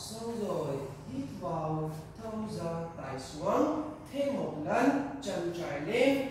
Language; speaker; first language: Vietnamese; non-native, learner; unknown